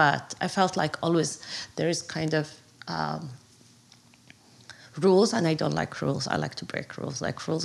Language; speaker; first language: English; non-native, fluent; Arabic